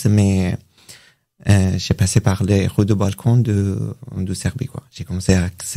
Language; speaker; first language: French; non-native, learner; Persian